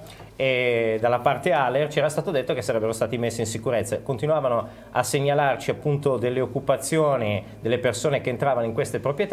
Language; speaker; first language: Italian; native; Italian